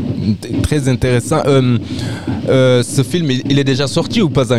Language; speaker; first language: French; native; French